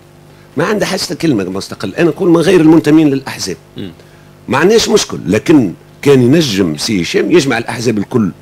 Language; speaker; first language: Arabic; native; Arabic